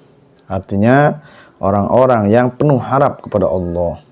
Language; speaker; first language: Indonesian; native; Indonesian